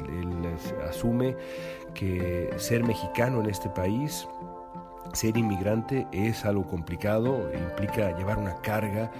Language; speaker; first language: Spanish; native; Spanish